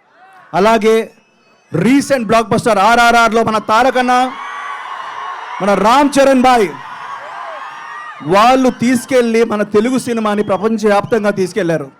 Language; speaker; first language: Telugu; native; Telugu